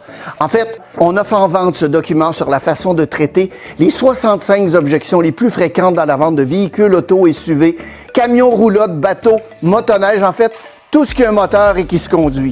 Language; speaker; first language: French; native; French